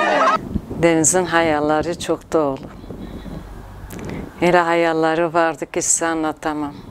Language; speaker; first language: Turkish; non-native, local second language; Kurdish